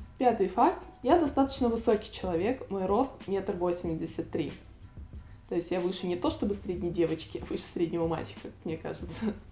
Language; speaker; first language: Russian; native; Russian